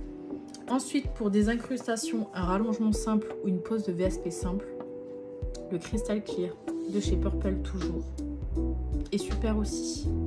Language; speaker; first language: French; native; French